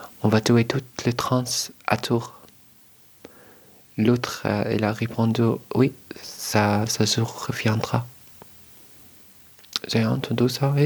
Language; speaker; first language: French; non-native, learner; Arabic